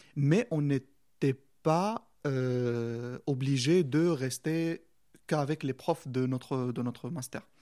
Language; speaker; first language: French; non-native, local second language; Arabic